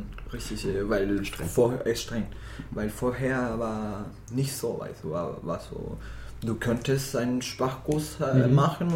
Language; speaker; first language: German; non-native, fluent; Spanish